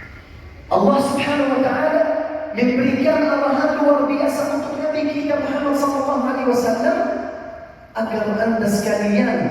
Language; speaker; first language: Indonesian; non-native, fluent; Arabic